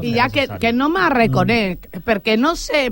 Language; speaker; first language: Catalan; non-native, local second language; Spanish